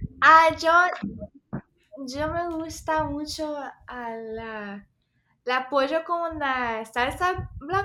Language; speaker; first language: Spanish; early bilingual, heritage; Spanish